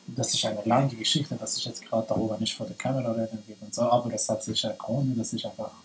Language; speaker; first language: German; non-native, fluent; Persian